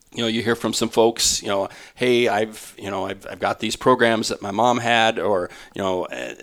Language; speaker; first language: English; native; English